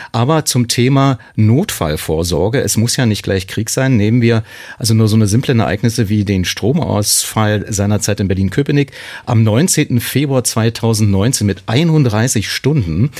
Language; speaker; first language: German; native; German